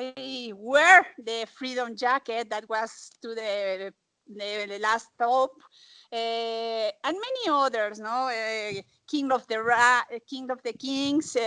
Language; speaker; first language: English; non-native, learner; Spanish